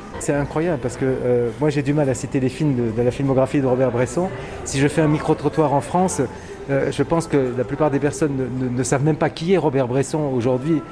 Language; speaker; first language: French; native; French